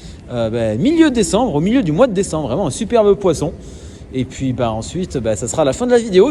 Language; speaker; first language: French; native; French